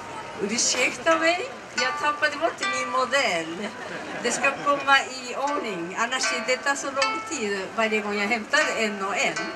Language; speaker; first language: Swedish; non-native, learner; Japanese